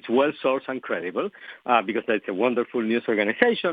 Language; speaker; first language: English; non-native, fluent; Spanish